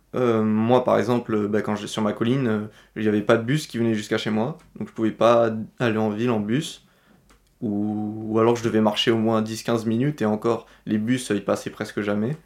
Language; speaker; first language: French; native; French